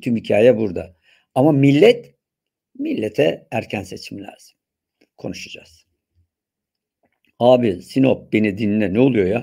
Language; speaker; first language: Turkish; native; Turkish